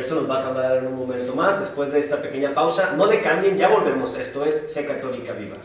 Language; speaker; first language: Spanish; native; Spanish